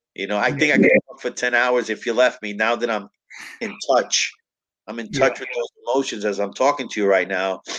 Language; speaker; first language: English; native; English